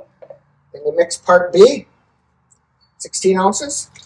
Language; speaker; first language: English; native; English